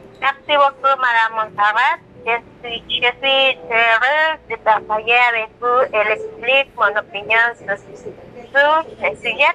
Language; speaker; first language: French; non-native, learner; Spanish